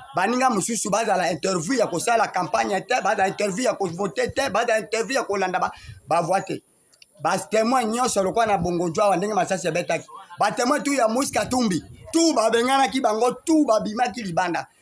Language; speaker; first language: Lingala; native; Lingala